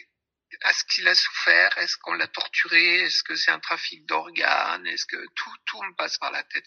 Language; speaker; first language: French; native; French